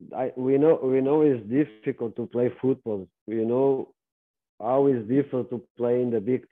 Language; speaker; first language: English; non-native, learner; Portuguese